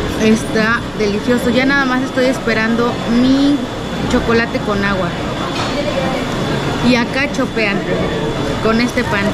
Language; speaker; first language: Spanish; native; Spanish